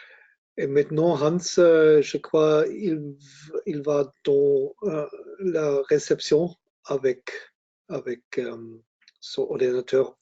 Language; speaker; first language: French; non-native, learner; German